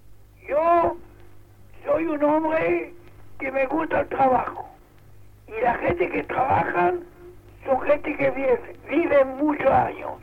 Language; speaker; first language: Spanish; non-native, local second language; Catalan